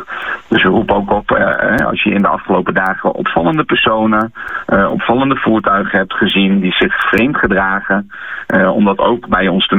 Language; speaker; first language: Dutch; native; Dutch